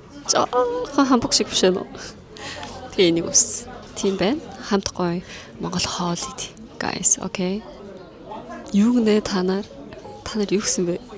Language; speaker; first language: Mongolian; early bilingual, heritage; Korean